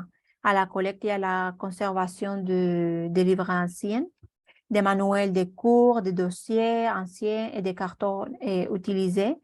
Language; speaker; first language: French; non-native, learner; Spanish